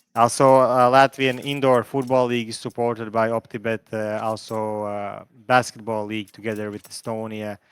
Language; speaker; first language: English; non-native, fluent; Latvian